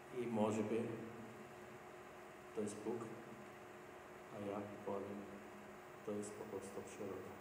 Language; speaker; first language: Polish; non-native, learner; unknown